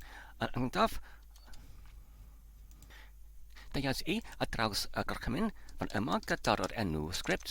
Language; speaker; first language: Welsh; non-native, learner; Polish